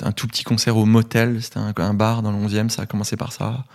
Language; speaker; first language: French; native; French